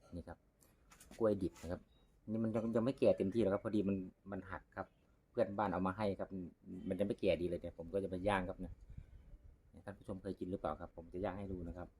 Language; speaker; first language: Thai; non-native, local second language; Northeastern Thai